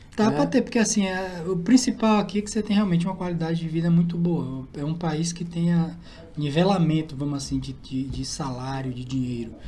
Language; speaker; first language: Portuguese; native; Portuguese